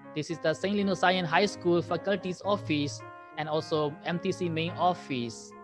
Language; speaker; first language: English; non-native, fluent; Burmese